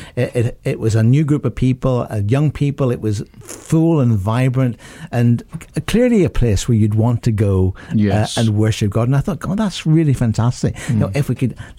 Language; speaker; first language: English; native; English